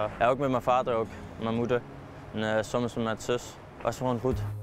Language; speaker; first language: Dutch; non-native, learner; Danish